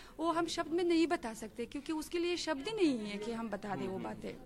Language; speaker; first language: Urdu; non-native, learner; Persian